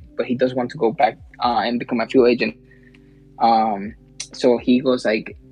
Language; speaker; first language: English; early bilingual, other home language; Spanish